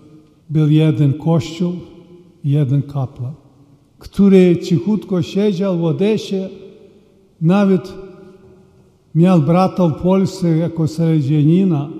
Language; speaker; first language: Polish; early bilingual, heritage; Polish